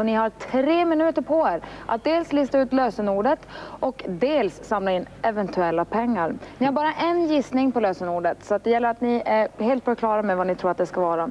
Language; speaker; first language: Swedish; native; Swedish